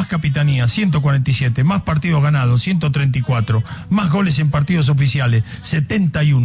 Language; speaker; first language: Spanish; native; Spanish